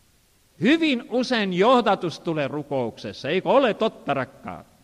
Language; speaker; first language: Finnish; non-native, fluent; Estonian